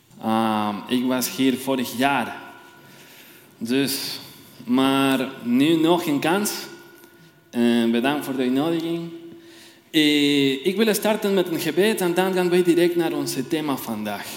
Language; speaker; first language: Dutch; non-native, fluent; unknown